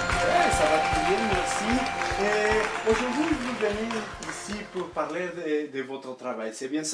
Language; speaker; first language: French; early bilingual, other home language; Spanish